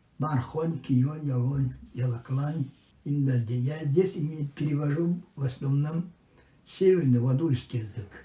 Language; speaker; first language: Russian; non-native, local second language; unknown